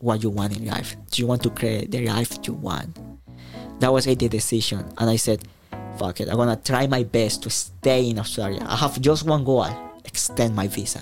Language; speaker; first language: English; non-native, fluent; Spanish